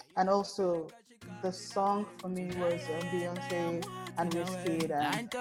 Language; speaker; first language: English; non-native, local second language; Yoruba